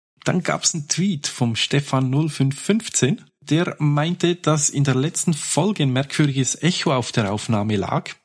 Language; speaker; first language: German; native; German